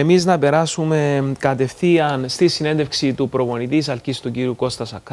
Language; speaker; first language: Greek; native; Greek